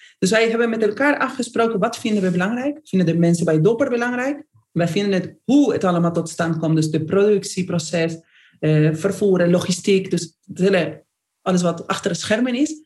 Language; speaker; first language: Dutch; non-native, fluent; Spanish